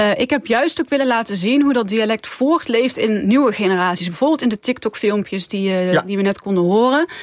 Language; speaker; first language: Dutch; native; Dutch